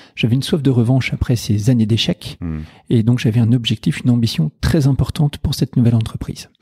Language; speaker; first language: French; native; French